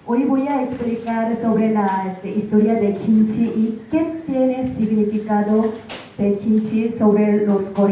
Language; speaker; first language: Spanish; non-native, fluent; Korean